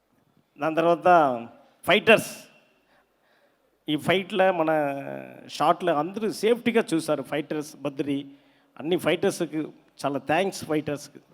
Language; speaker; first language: Telugu; non-native, fluent; Tamil